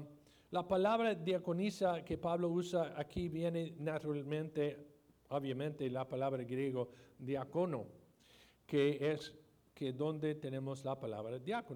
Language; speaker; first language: Spanish; non-native, fluent; English